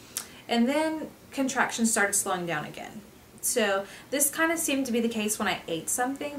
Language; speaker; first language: English; native; English